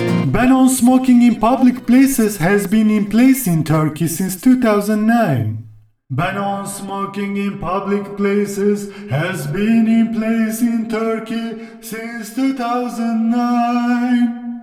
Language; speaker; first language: English; non-native, fluent; Turkish